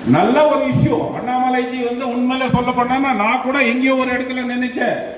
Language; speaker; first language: Tamil; non-native, local second language; Kannada